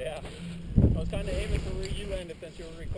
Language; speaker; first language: English; native; English